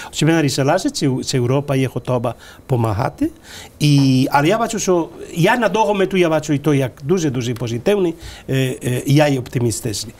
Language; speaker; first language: Ukrainian; non-native, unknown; Spanish